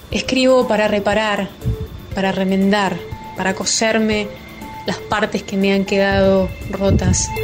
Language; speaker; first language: Spanish; native; Spanish